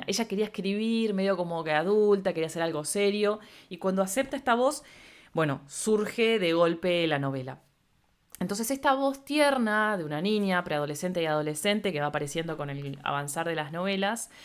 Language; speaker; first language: Spanish; native; Spanish